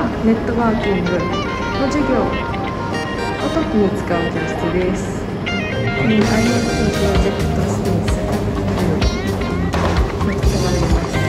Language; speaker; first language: Japanese; non-native, fluent; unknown